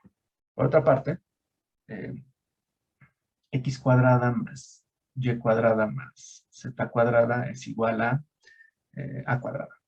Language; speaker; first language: Spanish; native; Spanish